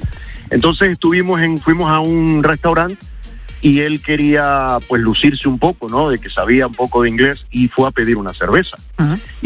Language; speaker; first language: Spanish; early bilingual, heritage; Spanish